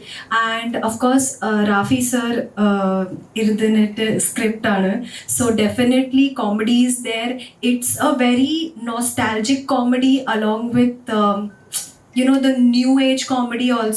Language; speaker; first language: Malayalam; non-native, learner; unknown